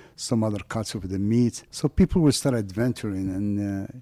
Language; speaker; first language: English; non-native, fluent; French